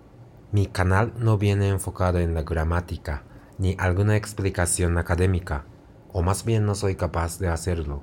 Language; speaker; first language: Spanish; non-native, fluent; Japanese